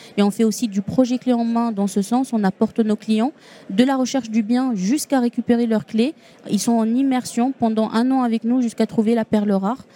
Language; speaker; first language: French; non-native, local second language; Arabic